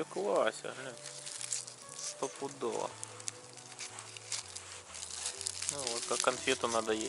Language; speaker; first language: Russian; native; Russian